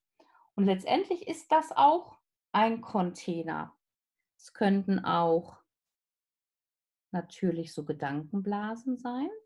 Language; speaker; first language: German; native; German